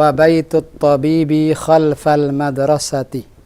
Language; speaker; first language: Arabic; non-native, fluent; Indonesian